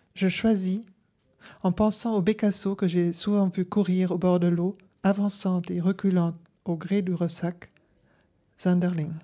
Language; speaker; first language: French; non-native, fluent; German